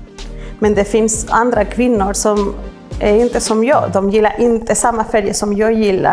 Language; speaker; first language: Swedish; non-native, fluent; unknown